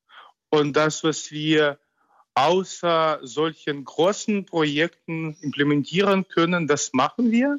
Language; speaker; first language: German; non-native, fluent; Ukrainian